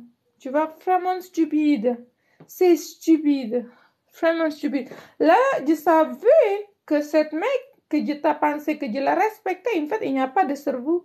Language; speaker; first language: French; non-native, learner; Indonesian